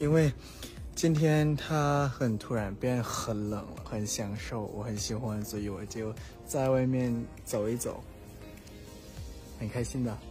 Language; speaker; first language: Chinese; non-native, learner; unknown